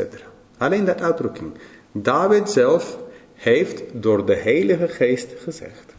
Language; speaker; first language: Dutch; non-native, fluent; English